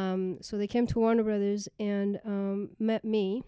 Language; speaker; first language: English; non-native, fluent; French